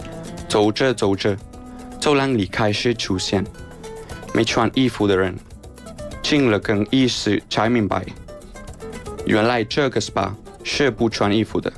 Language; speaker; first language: Chinese; non-native, fluent; Spanish